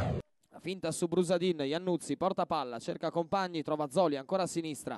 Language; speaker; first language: Italian; native; Italian